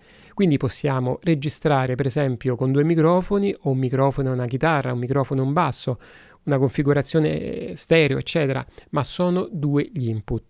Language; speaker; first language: Italian; native; Italian